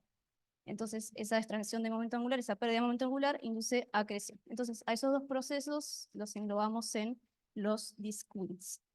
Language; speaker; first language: Spanish; native; Spanish